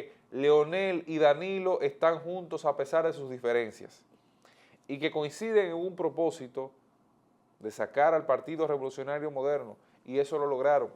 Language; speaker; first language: Spanish; native; Spanish